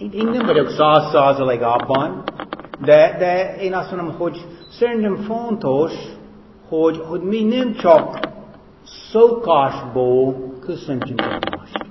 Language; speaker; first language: Hungarian; non-native, fluent; English